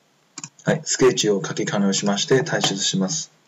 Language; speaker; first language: Japanese; non-native, fluent; Chinese